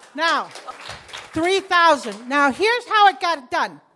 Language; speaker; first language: English; early bilingual, other home language; Spanish